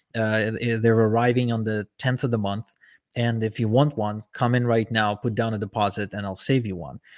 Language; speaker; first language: English; early bilingual, other home language; Ukrainian